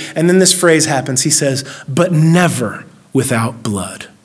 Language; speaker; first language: English; native; English